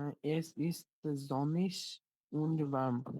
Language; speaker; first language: German; non-native, learner; Bangla